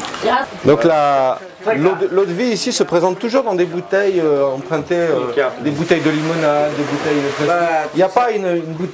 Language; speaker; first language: French; native; French